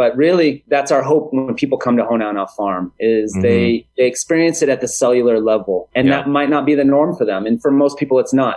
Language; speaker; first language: English; native; English